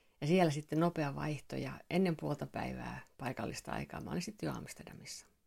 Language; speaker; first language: Finnish; non-native, local second language; Swedish